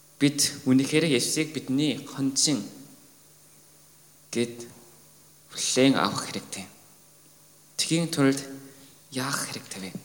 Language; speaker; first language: Mongolian; non-native, fluent; Korean